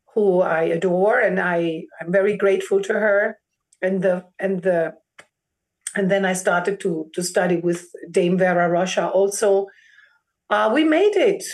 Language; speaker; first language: English; non-native, fluent; German